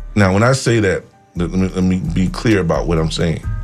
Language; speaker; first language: English; native; English